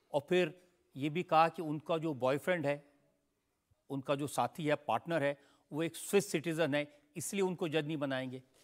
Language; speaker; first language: Hindi; native; Hindi